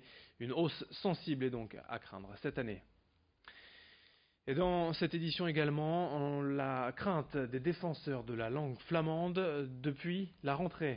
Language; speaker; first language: French; native; French